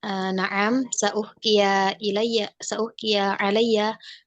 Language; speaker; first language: Arabic; non-native, learner; Indonesian